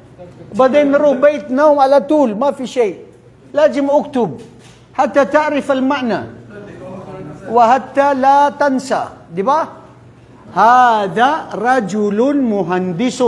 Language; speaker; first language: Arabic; non-native, fluent; Filipino